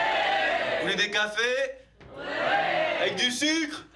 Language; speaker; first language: French; native; French